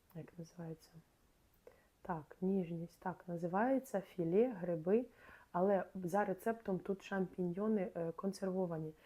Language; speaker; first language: Ukrainian; native; Ukrainian